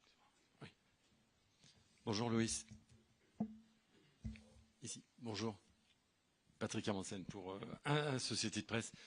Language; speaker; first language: French; native; French